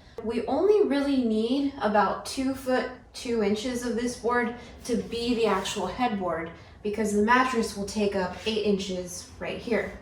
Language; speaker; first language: English; native; English